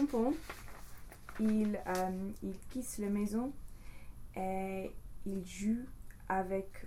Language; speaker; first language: French; non-native, learner; English